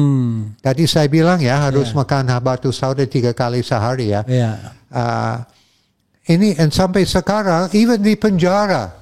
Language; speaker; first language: Indonesian; non-native, fluent; English